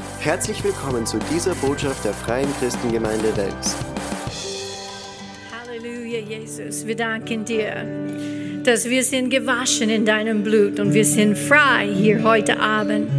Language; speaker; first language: German; non-native, fluent; English